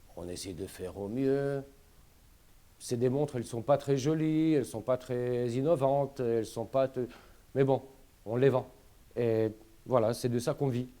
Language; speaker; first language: French; non-native, fluent; Romanian